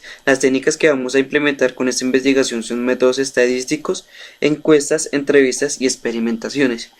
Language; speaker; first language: Spanish; native; Spanish